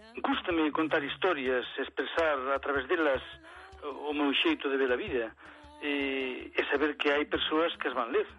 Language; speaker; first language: Galician; native; Galician